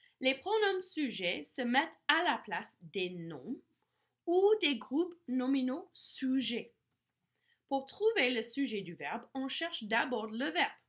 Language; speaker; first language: French; non-native, fluent; English